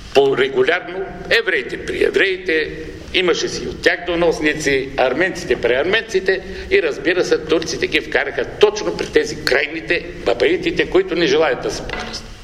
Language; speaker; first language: Bulgarian; non-native, local second language; Turkish